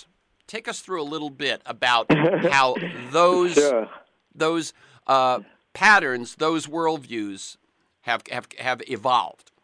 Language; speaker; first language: English; native; English